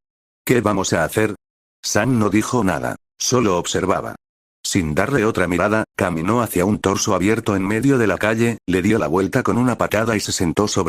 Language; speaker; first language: Spanish; native; Spanish